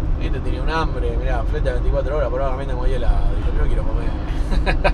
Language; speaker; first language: Spanish; native; Spanish